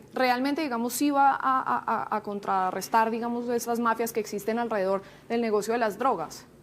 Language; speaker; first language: Spanish; native; Spanish